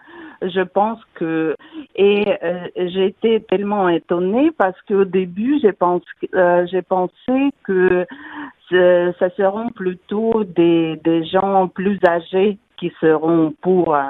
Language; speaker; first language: French; non-native, fluent; Russian